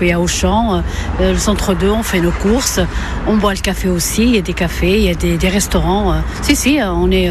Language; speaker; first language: French; non-native, local second language; Arabic